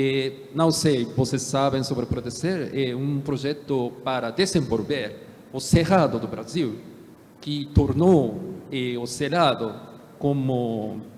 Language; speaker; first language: Portuguese; non-native, fluent; Japanese